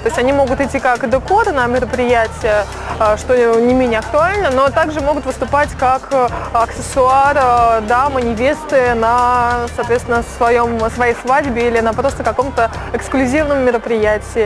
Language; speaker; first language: Russian; native; Russian